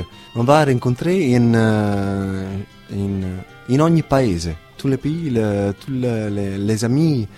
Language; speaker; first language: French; non-native, learner; Italian